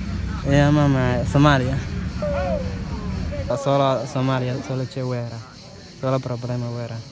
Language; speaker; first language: Italian; non-native, learner; Somali